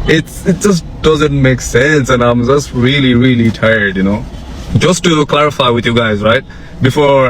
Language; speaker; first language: Bangla; non-native, fluent; English